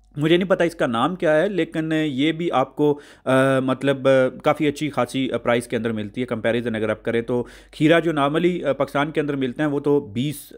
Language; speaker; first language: Urdu; native; Urdu